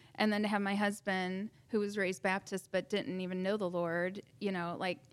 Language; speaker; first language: English; native; English